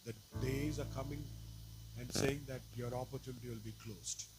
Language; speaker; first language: English; non-native, local second language; Tamil